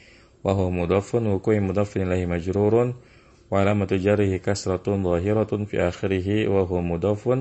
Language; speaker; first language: Arabic; non-native, fluent; Indonesian